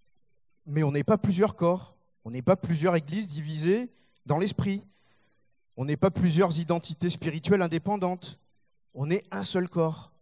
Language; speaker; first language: French; native; French